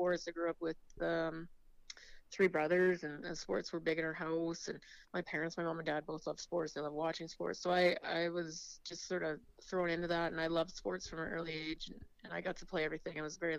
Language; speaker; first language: English; native; English